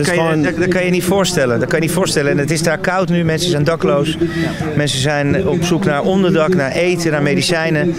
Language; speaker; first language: Dutch; native; Dutch